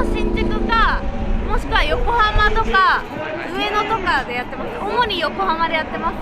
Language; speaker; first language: Japanese; native; Japanese